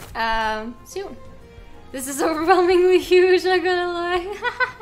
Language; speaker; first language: English; non-native, fluent; Norwegian